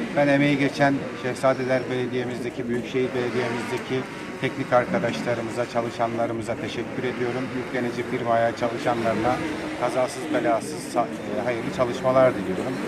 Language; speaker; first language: Turkish; native; Turkish